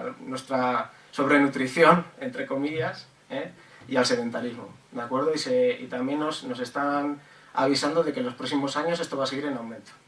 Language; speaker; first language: Spanish; native; Spanish